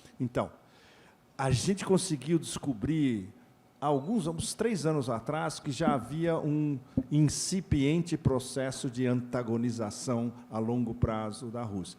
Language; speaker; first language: Portuguese; native; Portuguese